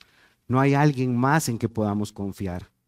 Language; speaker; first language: Spanish; native; Spanish